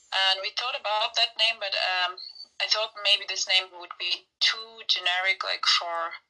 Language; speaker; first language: English; non-native, fluent; Turkish